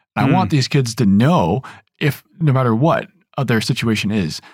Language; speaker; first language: English; native; English